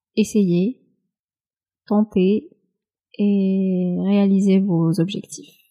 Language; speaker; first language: French; non-native, local second language; Kabyle